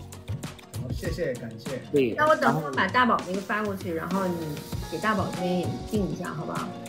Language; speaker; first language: Chinese; native; Chinese